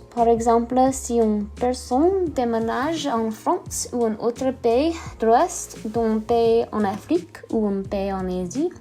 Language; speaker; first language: French; non-native, learner; English